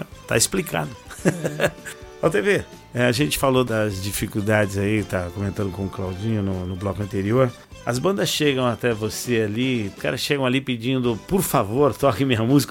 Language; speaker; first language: Portuguese; native; Portuguese